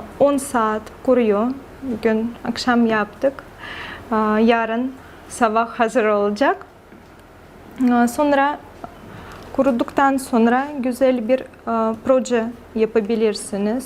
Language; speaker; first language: Turkish; non-native, fluent; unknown